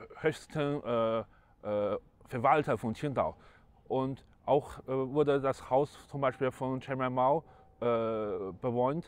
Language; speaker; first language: German; non-native, fluent; Chinese